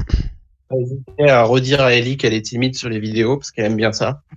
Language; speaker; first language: French; native; French